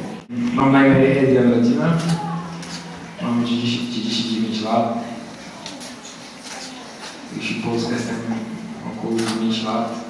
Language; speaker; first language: Polish; non-native, learner; Portuguese